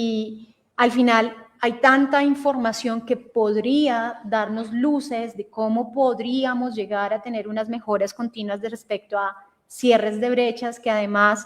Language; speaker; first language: Spanish; native; Spanish